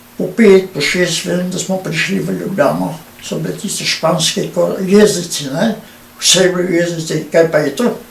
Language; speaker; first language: Slovenian; native; Slovenian